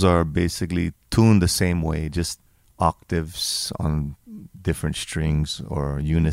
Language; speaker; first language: English; native; English